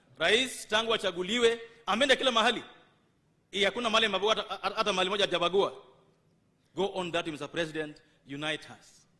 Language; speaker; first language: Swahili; non-native, local second language; Luo (Kenya and Tanzania)